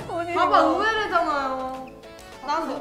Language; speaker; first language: Korean; native; Korean